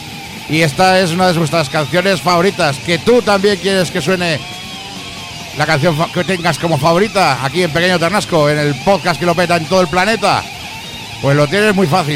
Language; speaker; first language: Spanish; native; Spanish